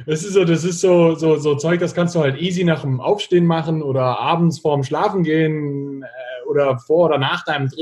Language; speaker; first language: German; native; German